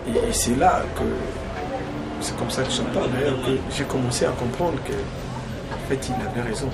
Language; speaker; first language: French; non-native, local second language; Kongo